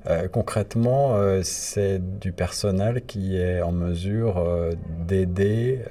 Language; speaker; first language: French; non-native, local second language; Rundi